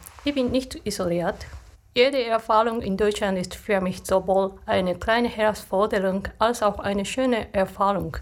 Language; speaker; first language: German; non-native, fluent; Japanese